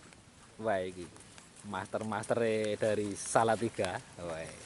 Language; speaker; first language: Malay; non-native, local second language; Javanese